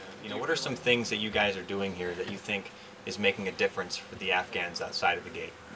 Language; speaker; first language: English; native; English